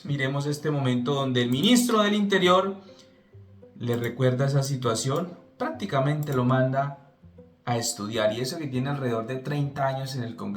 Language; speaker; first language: Spanish; native; Spanish